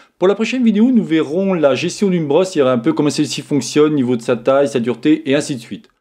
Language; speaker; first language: French; native; French